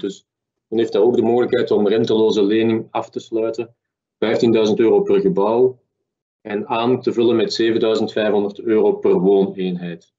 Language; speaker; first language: Dutch; native; Dutch